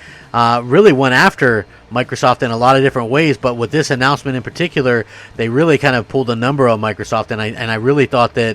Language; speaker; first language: English; native; English